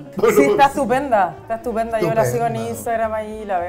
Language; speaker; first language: Spanish; native; Spanish